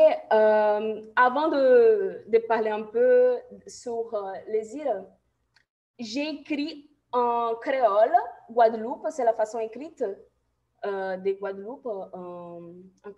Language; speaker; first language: French; non-native, fluent; Portuguese